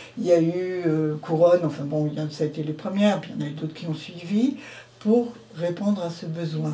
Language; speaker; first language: French; native; French